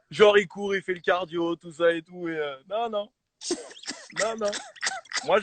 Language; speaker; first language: French; native; French